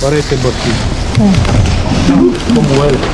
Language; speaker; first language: Spanish; non-native, learner; Filipino